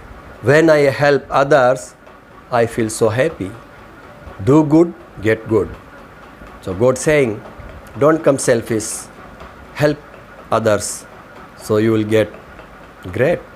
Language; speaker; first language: English; non-native, learner; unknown